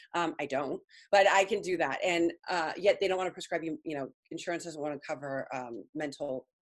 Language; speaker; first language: English; early bilingual, other home language; Spanish